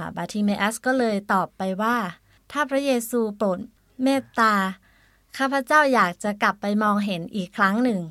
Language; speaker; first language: Thai; native; Thai